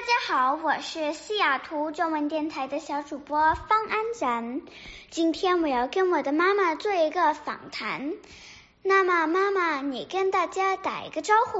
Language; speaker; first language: Chinese; early bilingual, other home language; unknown